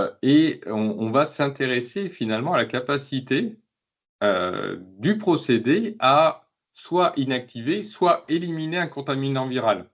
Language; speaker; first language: French; native; French